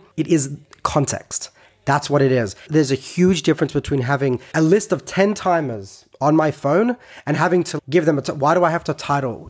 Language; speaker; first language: English; non-native, fluent; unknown